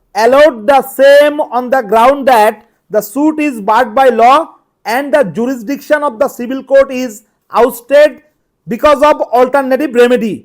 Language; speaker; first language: English; non-native, local second language; Bangla